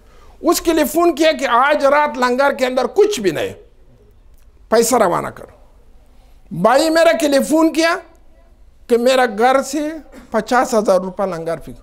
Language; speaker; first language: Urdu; non-native, local second language; Pashto